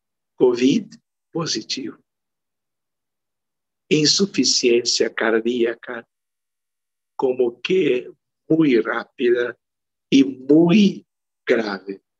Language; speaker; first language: Spanish; non-native, local second language; Portuguese